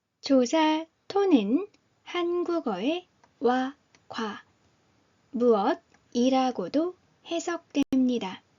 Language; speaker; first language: Korean; native; Korean